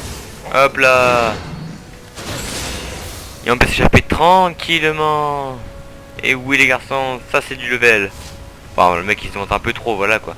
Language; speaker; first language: French; native; French